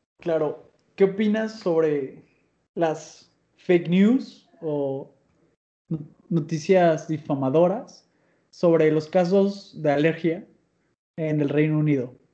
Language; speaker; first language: Spanish; native; Spanish